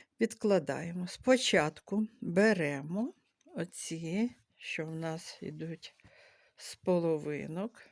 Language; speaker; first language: Ukrainian; native; Ukrainian